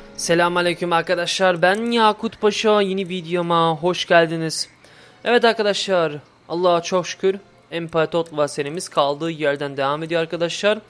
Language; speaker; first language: Turkish; early bilingual, heritage; Turkish